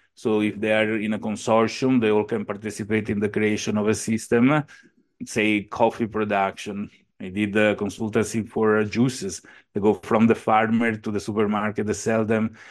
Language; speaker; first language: English; non-native, fluent; Italian